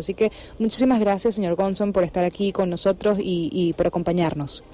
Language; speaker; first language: Spanish; native; Spanish